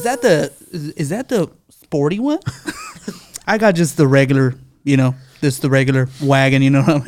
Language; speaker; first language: English; early bilingual, other home language; Spanish